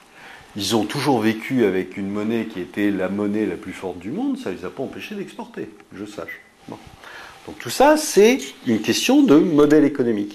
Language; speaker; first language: French; native; French